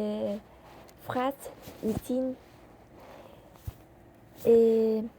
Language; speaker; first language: French; non-native, learner; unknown